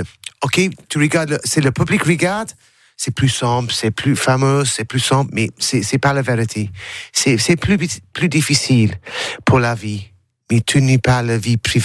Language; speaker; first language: French; non-native, learner; English